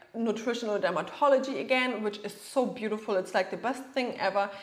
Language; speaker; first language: English; non-native, fluent; German